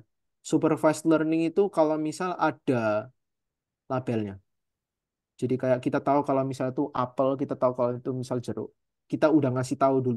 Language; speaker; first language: Indonesian; native; Indonesian